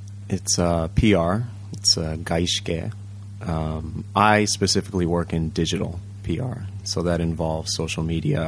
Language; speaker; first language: English; early bilingual, other home language; Japanese